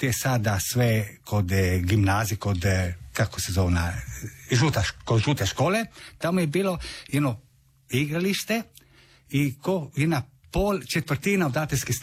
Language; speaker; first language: Croatian; native; Croatian